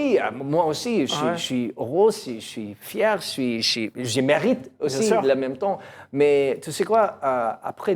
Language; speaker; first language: French; non-native, learner; English